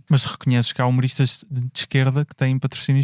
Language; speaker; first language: Portuguese; native; Portuguese